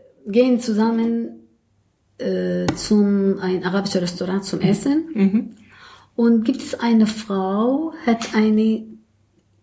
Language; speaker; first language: German; non-native, learner; Arabic